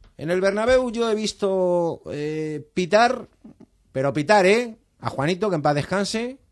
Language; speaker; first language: Spanish; native; Spanish